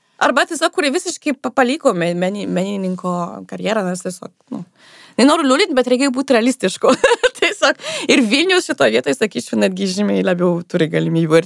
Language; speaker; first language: Lithuanian; non-native, fluent; French